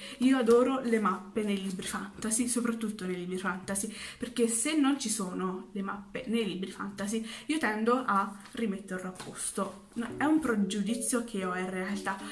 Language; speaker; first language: Italian; native; Italian